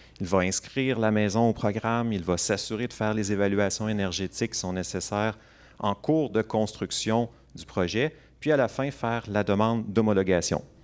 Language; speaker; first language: French; native; French